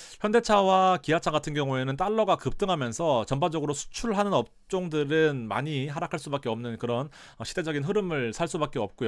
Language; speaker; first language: Korean; native; Korean